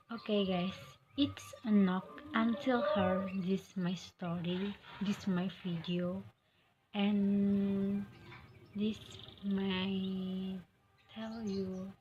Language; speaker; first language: English; non-native, learner; Indonesian